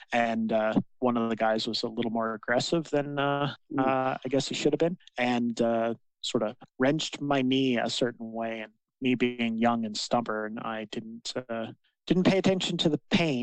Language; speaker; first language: English; native; English